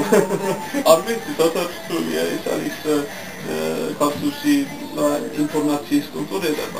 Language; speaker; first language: Georgian; non-native, learner; English